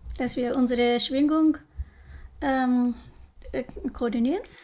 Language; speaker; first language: German; non-native, learner; Japanese